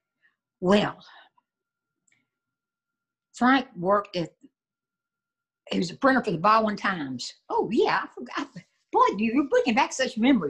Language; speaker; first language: English; native; English